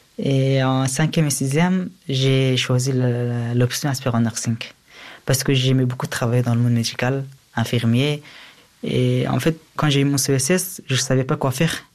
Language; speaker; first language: French; early bilingual, other home language; Persian